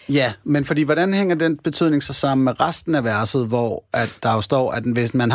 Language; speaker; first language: Danish; native; Danish